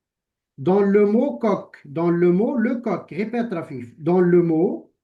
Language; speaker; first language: French; non-native, local second language; Arabic